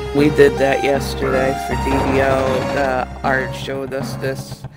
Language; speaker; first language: English; native; English